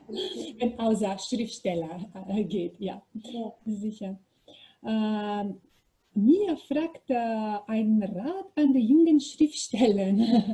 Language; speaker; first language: German; non-native, learner; Macedonian